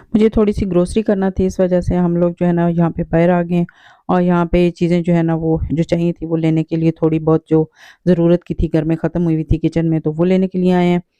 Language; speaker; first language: Urdu; native; Urdu